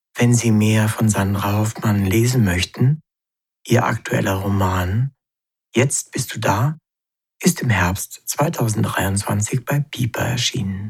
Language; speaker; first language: German; native; German